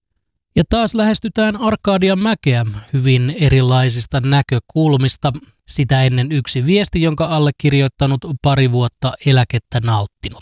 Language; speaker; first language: Finnish; native; Finnish